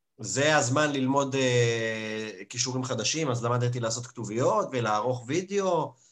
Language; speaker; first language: Hebrew; early bilingual, other home language; Russian